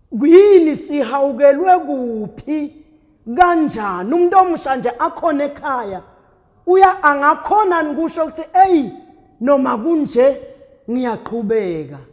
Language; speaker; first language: Zulu; native; Zulu